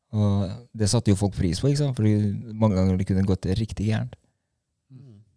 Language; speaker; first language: Norwegian; early bilingual, other home language; Albanian